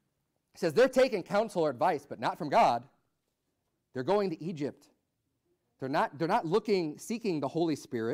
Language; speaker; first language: English; native; English